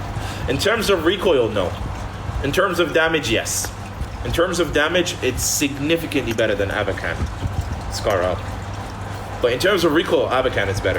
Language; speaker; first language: English; native; English